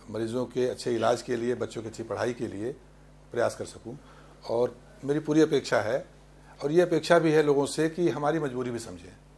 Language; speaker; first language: Hindi; native; Hindi